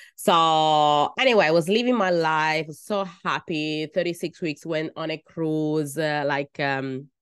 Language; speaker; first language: English; non-native, fluent; Italian